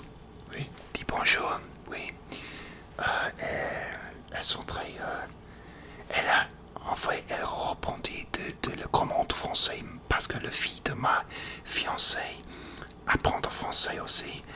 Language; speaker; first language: French; non-native, learner; English